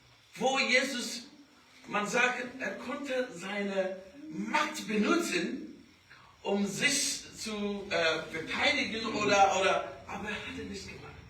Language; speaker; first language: German; non-native, learner; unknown